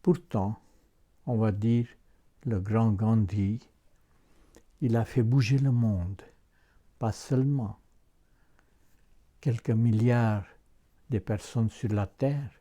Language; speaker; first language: French; non-native, fluent; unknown